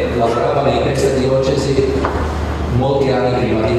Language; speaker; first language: Italian; non-native, fluent; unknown